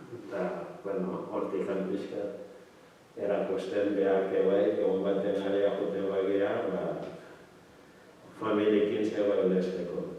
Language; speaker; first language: Basque; non-native, learner; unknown